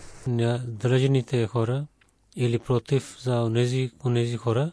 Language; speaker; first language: Bulgarian; non-native, learner; Urdu